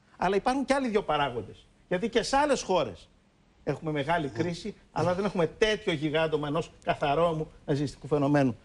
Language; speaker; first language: Greek; native; Greek